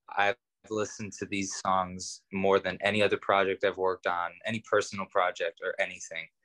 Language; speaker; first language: English; native; English